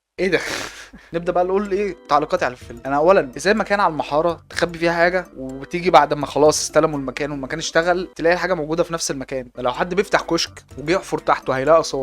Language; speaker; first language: Arabic; native; Arabic